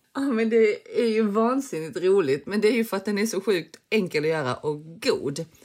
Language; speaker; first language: Swedish; early bilingual, other home language; Korean